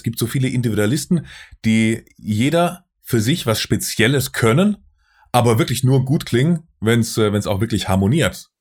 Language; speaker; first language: German; native; German